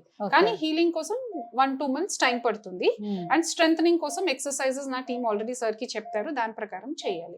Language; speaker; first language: Telugu; non-native, fluent; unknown